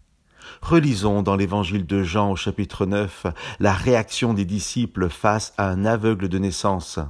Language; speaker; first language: French; native; French